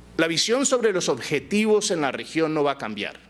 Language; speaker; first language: Spanish; early bilingual, heritage; Spanish